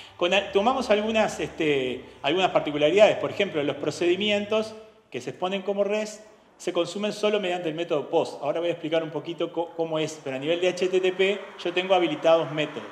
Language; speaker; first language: Spanish; native; Spanish